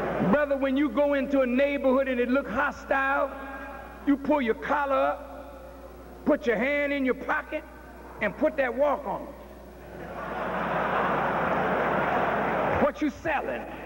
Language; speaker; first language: English; native; English